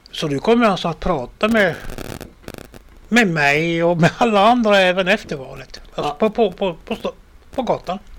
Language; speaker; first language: Swedish; native; Swedish